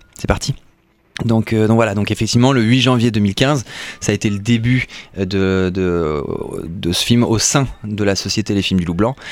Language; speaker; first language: French; native; French